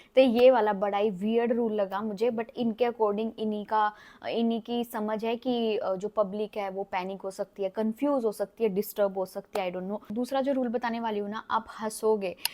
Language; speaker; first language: Hindi; native; Hindi